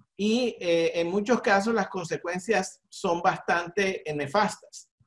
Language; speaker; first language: Spanish; native; Spanish